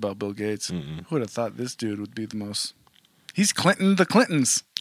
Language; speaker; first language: English; native; English